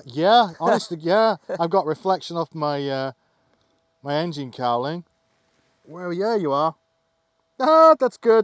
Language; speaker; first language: English; native; English